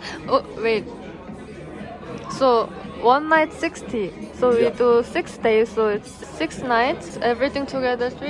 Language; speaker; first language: English; non-native, learner; Korean